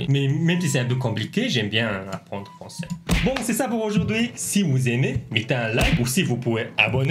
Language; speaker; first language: French; non-native, learner; Mongolian